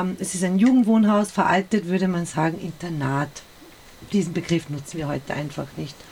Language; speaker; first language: German; early bilingual, other home language; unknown